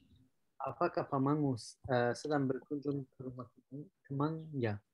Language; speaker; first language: Indonesian; non-native, learner; Turkish